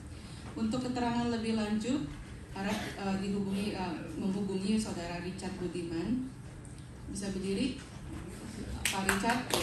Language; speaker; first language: Indonesian; native; Indonesian